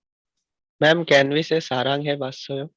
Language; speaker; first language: Korean; non-native, learner; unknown